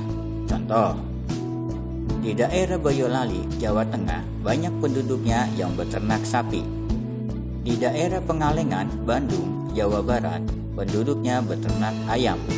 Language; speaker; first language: Indonesian; native; Indonesian